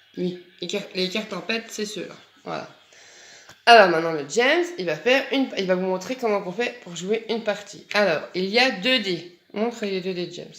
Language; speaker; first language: French; native; French